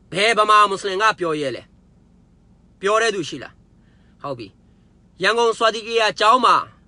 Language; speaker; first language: Burmese; non-native, local second language; Mon